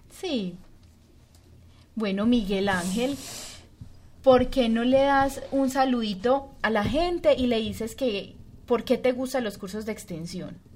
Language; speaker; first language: Spanish; native; Spanish